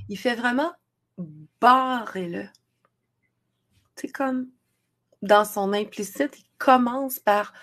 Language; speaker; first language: French; native; French